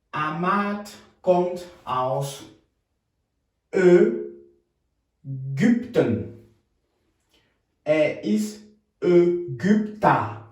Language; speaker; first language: German; non-native, fluent; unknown